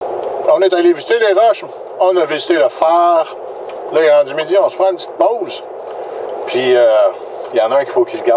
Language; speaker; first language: French; native; French